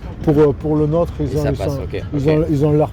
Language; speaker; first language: French; native; French